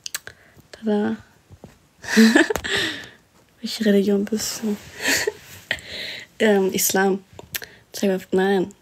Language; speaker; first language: German; early bilingual, other home language; Arabic